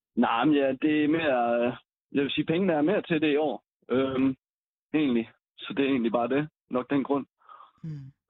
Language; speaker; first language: Danish; native; Danish